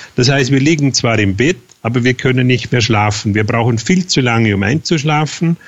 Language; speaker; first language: German; native; German